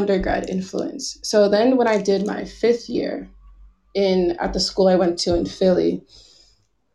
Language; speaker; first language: English; native; English